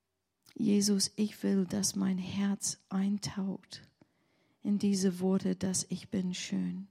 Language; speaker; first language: German; non-native, learner; English